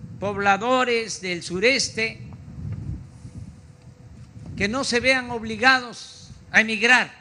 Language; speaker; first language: Spanish; native; Spanish